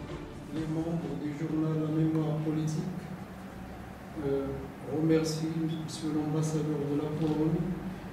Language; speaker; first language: French; non-native, local second language; Arabic